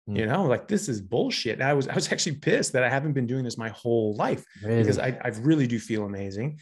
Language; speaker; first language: English; native; English